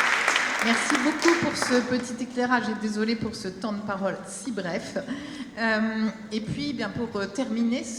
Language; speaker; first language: French; native; French